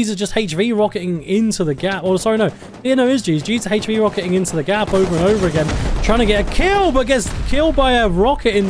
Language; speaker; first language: English; native; English